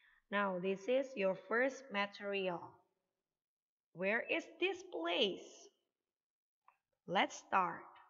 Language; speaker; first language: English; non-native, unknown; Indonesian